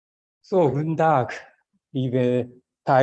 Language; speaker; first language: German; non-native, fluent; Japanese